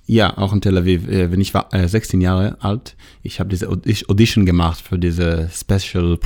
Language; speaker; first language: German; non-native, learner; Hebrew